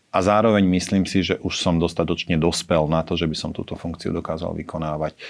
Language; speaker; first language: Slovak; native; Slovak